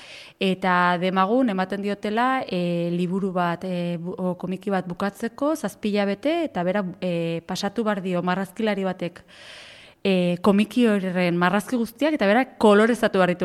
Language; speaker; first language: Basque; native; Basque